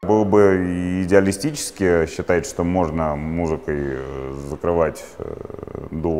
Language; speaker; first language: Russian; native; Russian